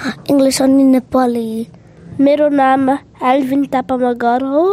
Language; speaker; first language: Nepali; early bilingual, heritage; Nepali